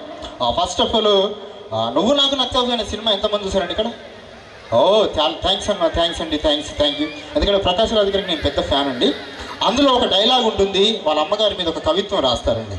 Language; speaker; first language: Telugu; native; Telugu